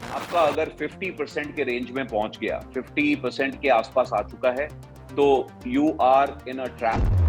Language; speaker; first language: Hindi; native; Hindi